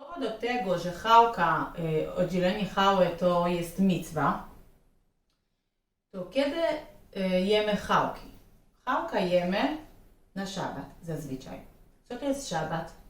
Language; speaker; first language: Polish; non-native, learner; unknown